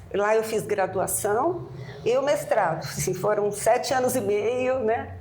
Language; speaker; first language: Portuguese; native; Portuguese